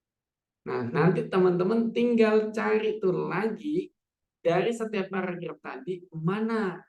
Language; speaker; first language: Indonesian; native; Indonesian